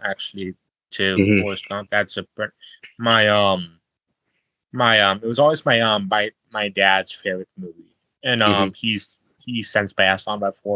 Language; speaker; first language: English; native; English